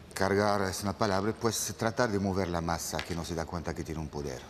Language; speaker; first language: Spanish; non-native, fluent; French